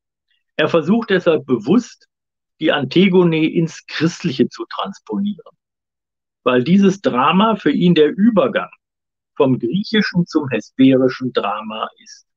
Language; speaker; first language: German; native; German